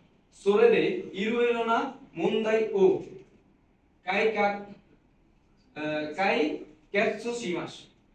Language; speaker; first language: Japanese; non-native, learner; Bangla